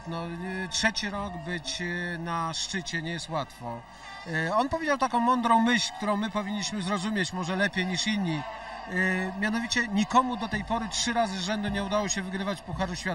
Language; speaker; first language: Polish; native; Polish